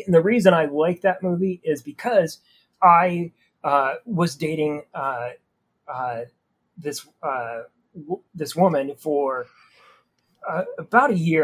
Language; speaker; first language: English; native; English